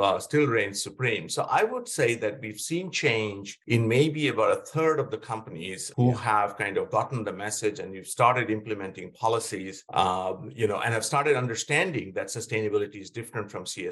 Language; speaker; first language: English; non-native, local second language; Bangla